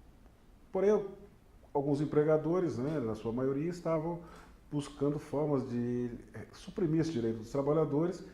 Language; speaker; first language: Portuguese; native; Portuguese